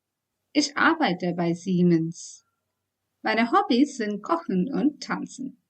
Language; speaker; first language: German; non-native, fluent; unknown